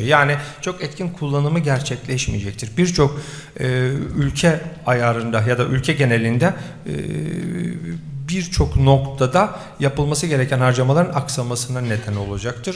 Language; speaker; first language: Turkish; native; Turkish